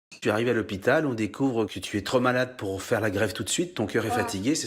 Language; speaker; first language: French; native; French